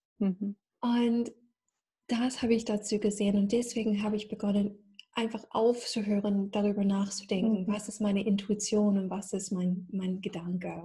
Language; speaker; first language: German; non-native, fluent; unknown